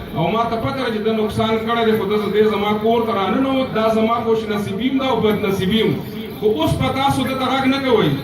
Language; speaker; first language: Pashto; native; Pashto